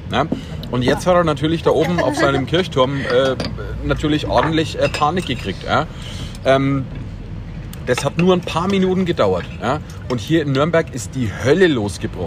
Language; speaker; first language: German; native; German